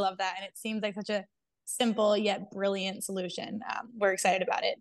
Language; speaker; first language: English; native; English